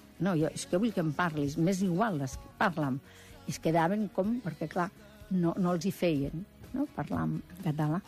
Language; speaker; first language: Catalan; native; Catalan